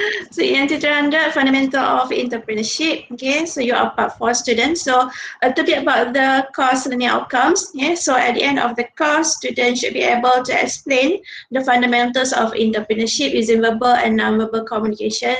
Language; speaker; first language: English; non-native, local second language; Malay